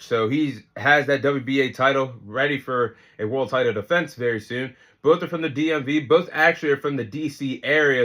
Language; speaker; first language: English; native; English